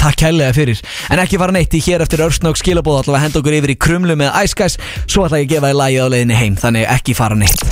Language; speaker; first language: Icelandic; native; Icelandic